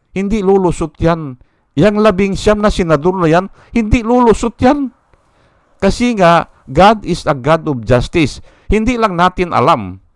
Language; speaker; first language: Filipino; non-native, local second language; Iloko